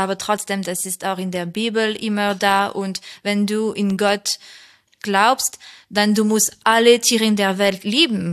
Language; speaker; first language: German; non-native, fluent; French